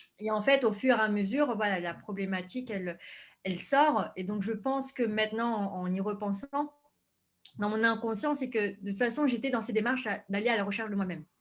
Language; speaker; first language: French; non-native, fluent; Vietnamese